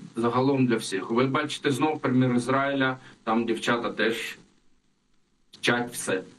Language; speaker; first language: Ukrainian; non-native, local second language; Russian